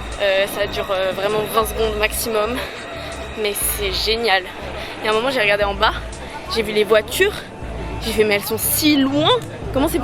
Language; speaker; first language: French; native; French